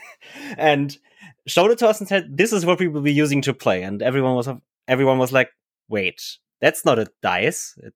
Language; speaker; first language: English; non-native, fluent; German